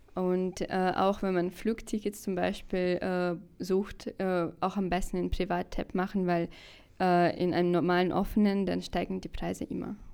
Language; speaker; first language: German; non-native, fluent; Russian